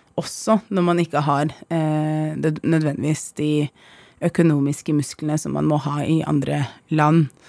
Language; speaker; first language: Norwegian; early bilingual, other home language; Arabic